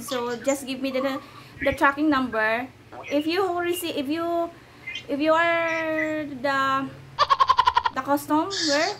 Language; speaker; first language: English; non-native, local second language; Filipino